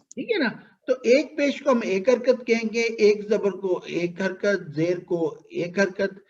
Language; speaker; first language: Urdu; native; Urdu